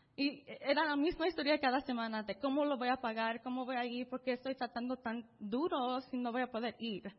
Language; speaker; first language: Spanish; early bilingual, heritage; Spanish